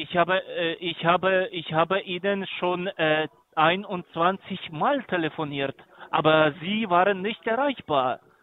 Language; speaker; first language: German; non-native, learner; Greek